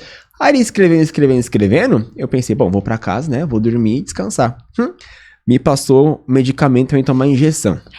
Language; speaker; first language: Portuguese; native; Portuguese